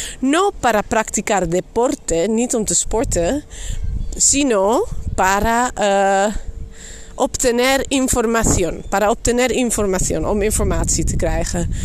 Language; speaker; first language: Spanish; non-native, fluent; Dutch